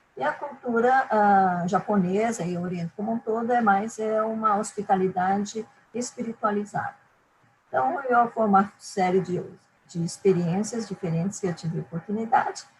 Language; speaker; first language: Portuguese; early bilingual, other home language; Japanese